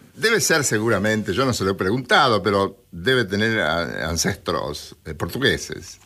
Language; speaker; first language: Spanish; native; Spanish